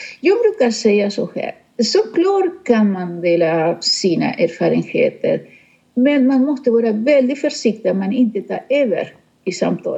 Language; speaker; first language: Swedish; non-native, fluent; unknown